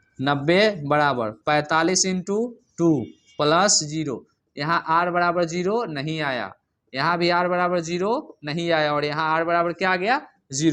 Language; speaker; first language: Hindi; native; Hindi